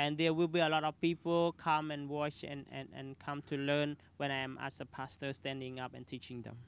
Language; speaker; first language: English; non-native, learner; Khmer